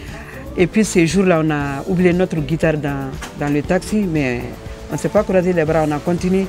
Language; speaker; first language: French; non-native, local second language; Bambara